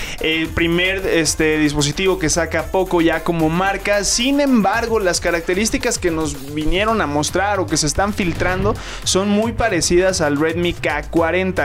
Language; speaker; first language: Spanish; native; Spanish